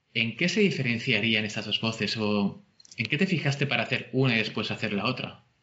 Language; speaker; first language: Spanish; native; Spanish